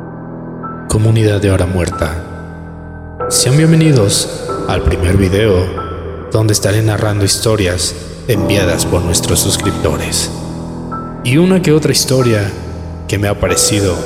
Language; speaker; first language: Spanish; native; Spanish